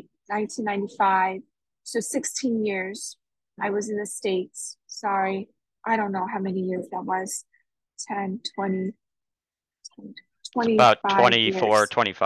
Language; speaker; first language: English; native; English